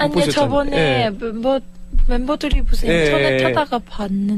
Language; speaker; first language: Korean; early bilingual, heritage; Korean